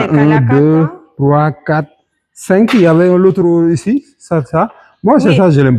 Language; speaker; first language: French; non-native, local second language; Wolof